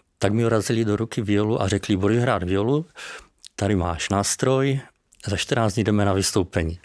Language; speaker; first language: Czech; native; Czech